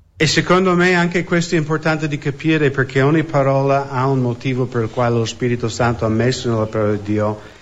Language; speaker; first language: Italian; non-native, fluent; English